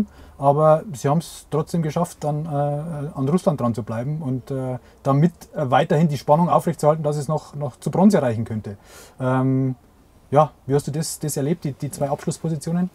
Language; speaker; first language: German; native; German